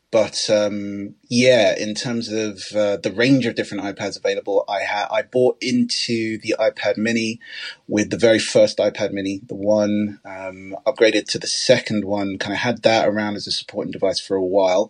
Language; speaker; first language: English; native; English